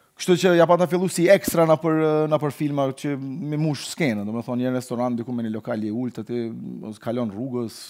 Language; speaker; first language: Albanian; native; Albanian